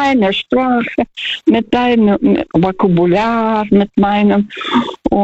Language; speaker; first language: German; non-native, fluent; Russian